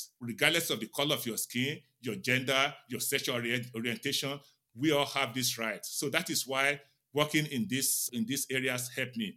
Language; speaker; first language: English; non-native, local second language; Yoruba